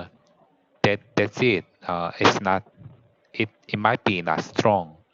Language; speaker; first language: English; non-native, learner; Korean